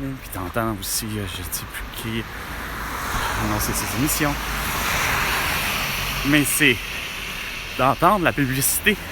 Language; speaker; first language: French; native; French